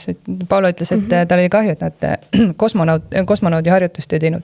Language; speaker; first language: Estonian; native; Estonian